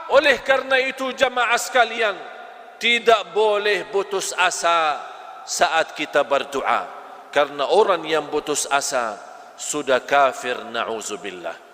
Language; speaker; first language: Malay; non-native, fluent; Arabic